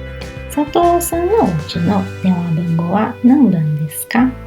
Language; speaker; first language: Japanese; non-native, learner; Portuguese